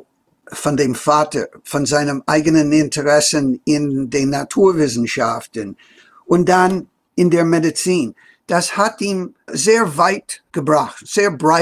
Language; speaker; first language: German; non-native, fluent; English